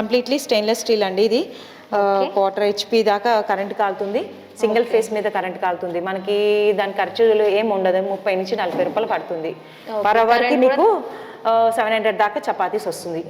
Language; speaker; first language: Telugu; native; Telugu